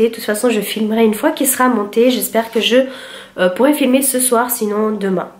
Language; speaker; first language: French; early bilingual, other home language; Portuguese